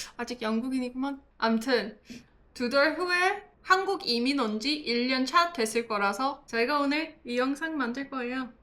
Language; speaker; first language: Korean; non-native, fluent; English